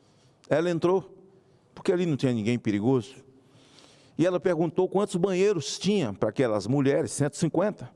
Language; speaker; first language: Portuguese; native; Portuguese